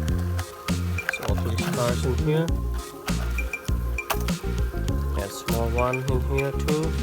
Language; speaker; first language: English; non-native, learner; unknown